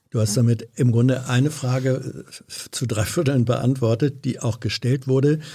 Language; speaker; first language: German; native; German